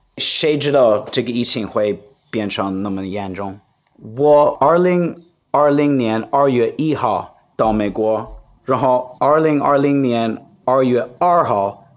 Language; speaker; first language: Chinese; non-native, fluent; English